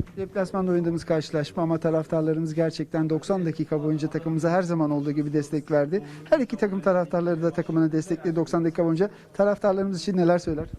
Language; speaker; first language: Turkish; native; Turkish